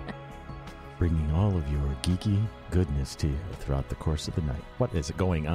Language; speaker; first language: English; native; English